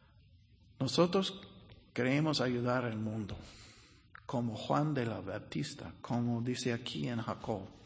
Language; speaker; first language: Spanish; non-native, learner; English